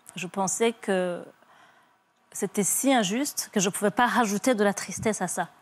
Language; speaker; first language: French; early bilingual, other home language; Kinyarwanda